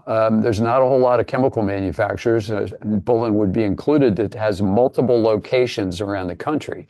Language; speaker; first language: English; native; English